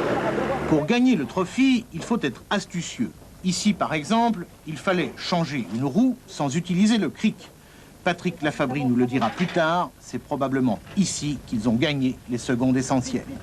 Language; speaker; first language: French; native; French